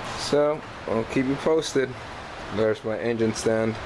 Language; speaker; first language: English; native; English